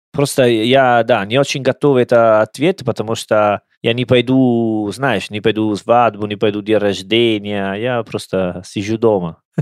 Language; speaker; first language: Russian; non-native, learner; Italian